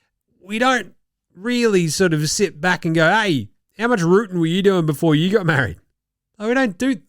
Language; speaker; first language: English; native; English